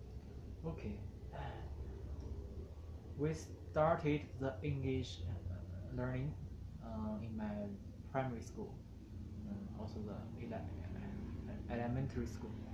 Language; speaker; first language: English; non-native, learner; Chinese